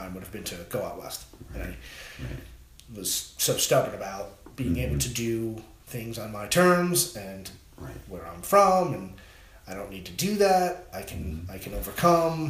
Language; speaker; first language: English; native; English